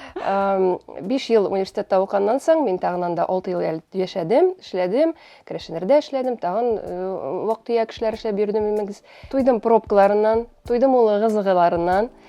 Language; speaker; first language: Tatar; native; Tatar